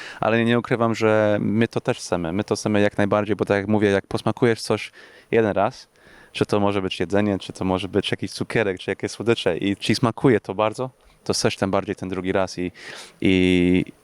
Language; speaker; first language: Polish; early bilingual, heritage; English